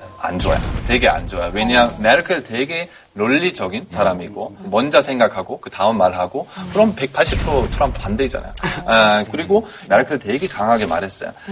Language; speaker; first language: Korean; non-native, fluent; German